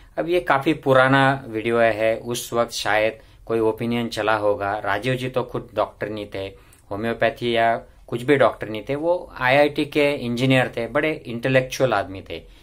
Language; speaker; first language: Hindi; non-native, local second language; Marathi